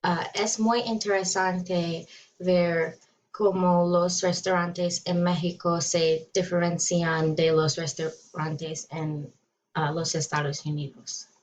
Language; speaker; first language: Spanish; non-native, learner; English